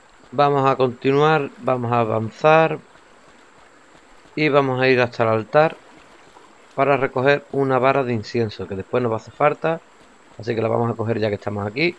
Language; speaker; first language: Spanish; native; Spanish